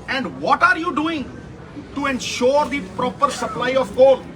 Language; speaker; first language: English; non-native, local second language; Punjabi